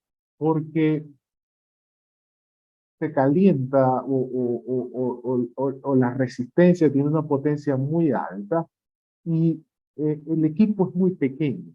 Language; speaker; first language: Spanish; native; Spanish